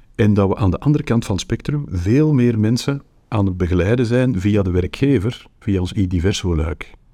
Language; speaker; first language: Dutch; native; Dutch